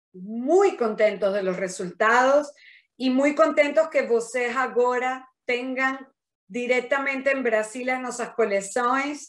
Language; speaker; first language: Spanish; non-native, fluent; Portuguese